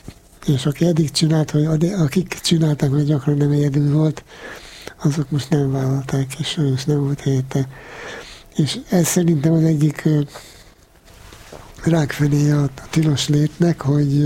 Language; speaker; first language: Hungarian; native; Hungarian